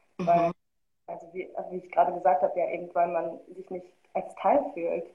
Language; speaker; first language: German; early bilingual, other home language; Arabic